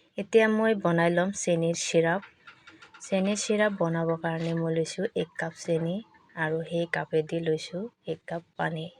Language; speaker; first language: Assamese; native; Assamese